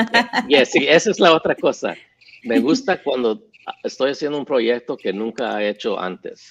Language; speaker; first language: Spanish; early bilingual, heritage; English